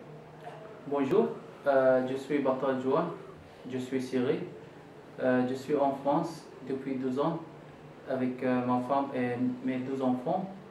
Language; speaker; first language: French; non-native, learner; Arabic